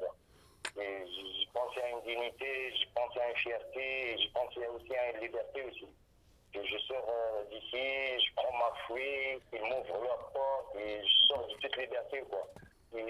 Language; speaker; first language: French; non-native, local second language; Arabic